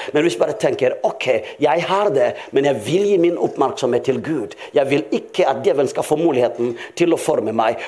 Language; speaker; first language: Norwegian; non-native, fluent; Rundi